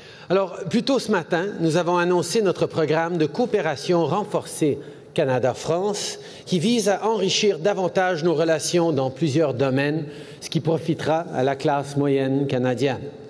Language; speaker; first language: French; native; French